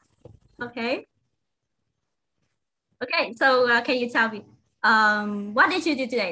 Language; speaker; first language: English; non-native, fluent; Vietnamese